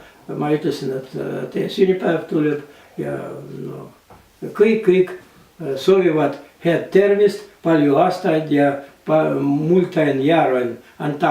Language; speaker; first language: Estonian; non-native, learner; Russian